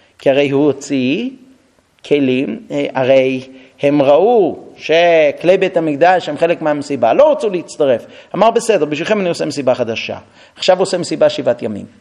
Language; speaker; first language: Hebrew; non-native, fluent; English